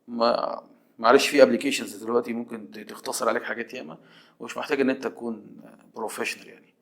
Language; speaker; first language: Arabic; native; Arabic